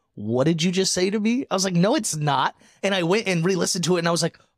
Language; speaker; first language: English; native; English